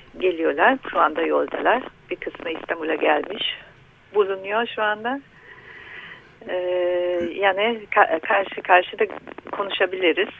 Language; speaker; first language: Turkish; non-native, learner; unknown